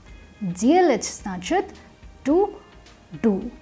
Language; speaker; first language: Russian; non-native, fluent; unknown